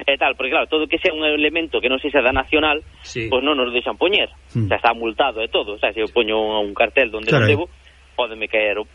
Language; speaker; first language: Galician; early bilingual, heritage; Galician